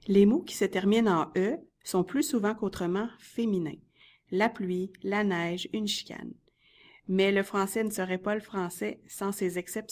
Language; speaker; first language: French; native; French